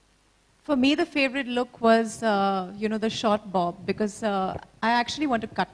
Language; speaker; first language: English; non-native, local second language; Hindi